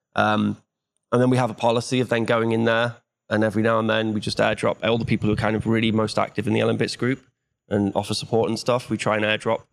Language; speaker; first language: English; native; English